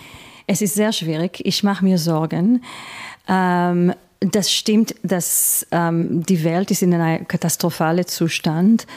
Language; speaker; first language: German; non-native, fluent; Hebrew